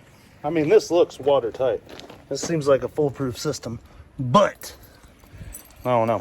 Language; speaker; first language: English; native; English